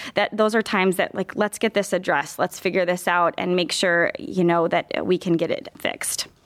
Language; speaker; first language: English; native; English